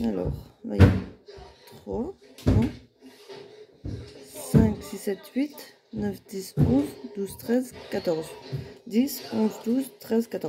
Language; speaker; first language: French; native; French